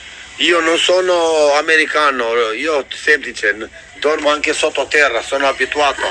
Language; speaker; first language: Italian; non-native, learner; Albanian